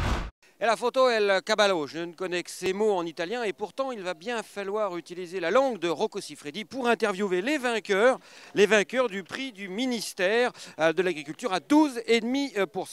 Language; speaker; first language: French; native; French